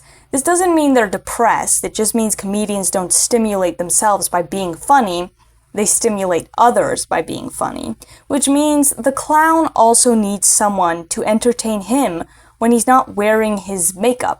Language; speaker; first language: English; native; English